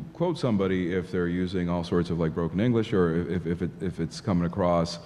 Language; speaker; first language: English; native; English